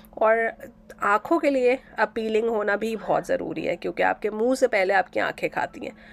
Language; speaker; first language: Urdu; native; Urdu